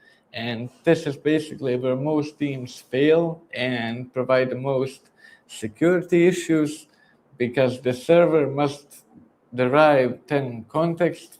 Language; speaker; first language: English; non-native, fluent; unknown